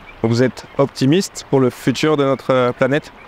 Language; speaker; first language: French; native; French